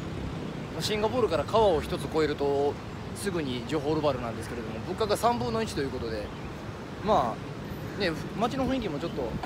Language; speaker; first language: Japanese; native; Japanese